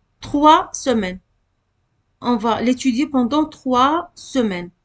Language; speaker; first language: French; non-native, local second language; Arabic